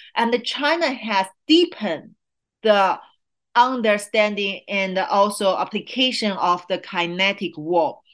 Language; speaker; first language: English; non-native, fluent; Chinese